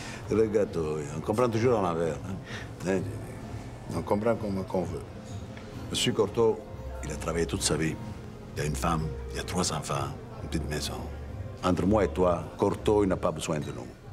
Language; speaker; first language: French; native; French